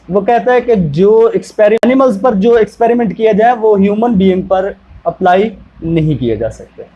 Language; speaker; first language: Urdu; non-native, local second language; Punjabi